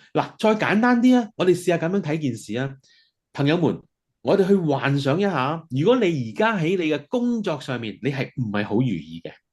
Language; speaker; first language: Cantonese; early bilingual, heritage; Cantonese